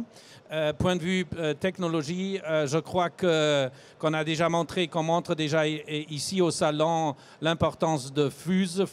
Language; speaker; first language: French; non-native, fluent; German